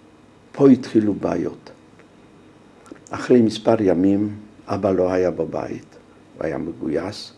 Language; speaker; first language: Hebrew; non-native, fluent; Polish